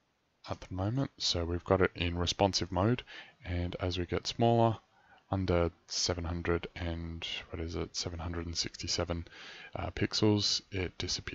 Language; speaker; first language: English; native; English